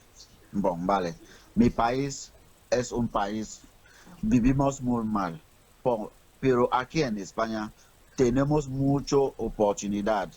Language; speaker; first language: Spanish; non-native, learner; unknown